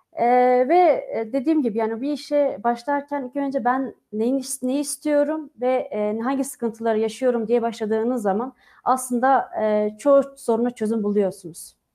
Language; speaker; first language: Turkish; non-native, local second language; Kurdish